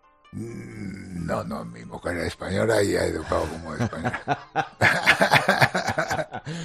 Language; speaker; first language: Spanish; non-native, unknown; Japanese